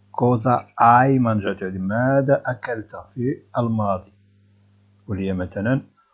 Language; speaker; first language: Italian; non-native, fluent; Arabic